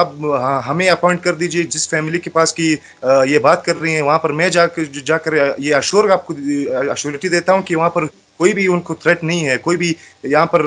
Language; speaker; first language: Hindi; non-native, fluent; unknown